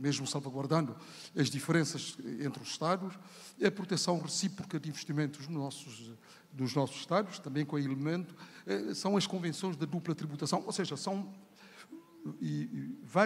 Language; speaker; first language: Portuguese; non-native, local second language; Kabuverdianu